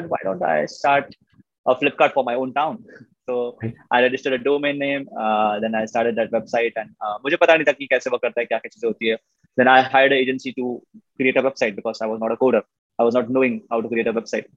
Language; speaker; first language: English; non-native, local second language; Marathi